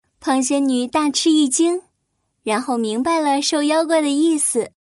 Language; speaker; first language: Chinese; native; Chinese